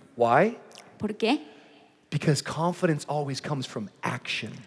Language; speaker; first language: English; native; English